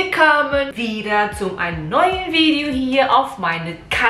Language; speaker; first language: German; non-native, learner; Portuguese